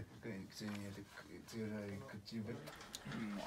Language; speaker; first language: Japanese; native; Japanese